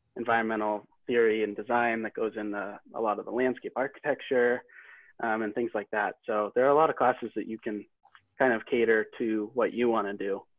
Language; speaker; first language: English; native; English